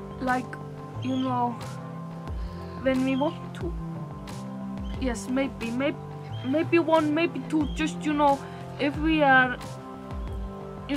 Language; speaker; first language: English; non-native, learner; Icelandic